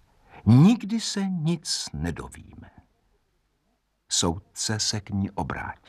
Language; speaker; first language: Czech; native; Czech